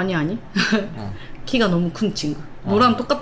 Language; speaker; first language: Korean; non-native, learner; Japanese